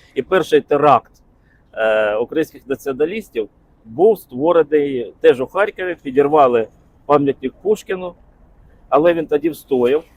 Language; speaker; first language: Ukrainian; non-native, local second language; Russian